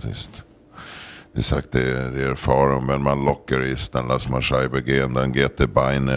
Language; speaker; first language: German; non-native, learner; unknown